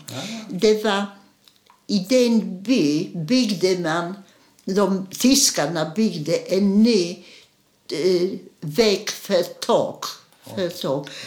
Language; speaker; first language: Swedish; non-native, fluent; Polish